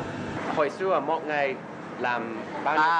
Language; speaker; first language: Vietnamese; non-native, learner; English